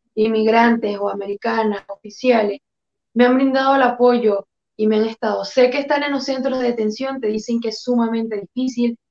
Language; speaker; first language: Spanish; native; Spanish